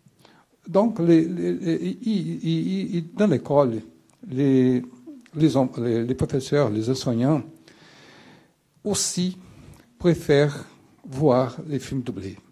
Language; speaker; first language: French; non-native, fluent; Portuguese